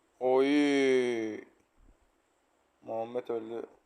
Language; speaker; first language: Turkish; native; Turkish